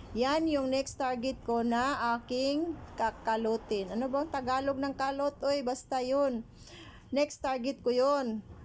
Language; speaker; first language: Filipino; non-native, local second language; Cebuano